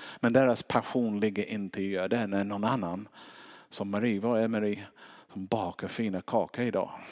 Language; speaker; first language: Swedish; non-native, fluent; English